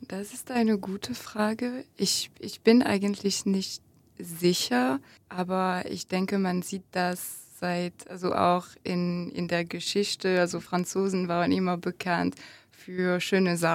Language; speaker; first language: German; non-native, fluent; French